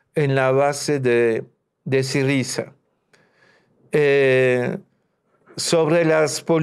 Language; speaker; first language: Spanish; non-native, fluent; French